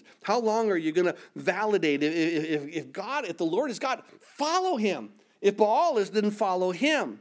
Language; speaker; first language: English; native; English